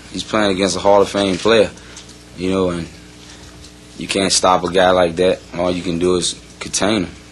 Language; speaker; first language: English; native; English